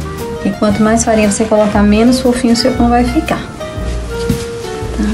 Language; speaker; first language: Portuguese; native; Portuguese